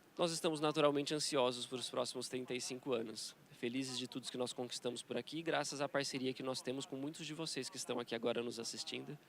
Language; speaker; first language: Portuguese; native; Portuguese